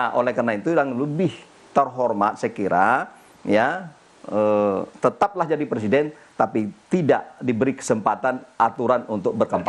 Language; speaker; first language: Indonesian; native; Indonesian